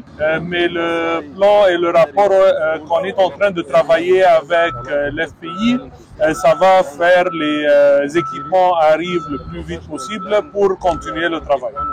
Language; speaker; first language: French; non-native, learner; Arabic